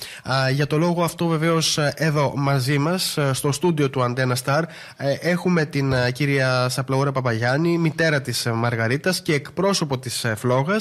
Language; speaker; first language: Greek; native; Greek